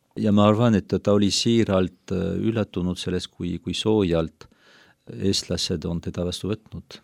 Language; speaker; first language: Estonian; non-native, fluent; French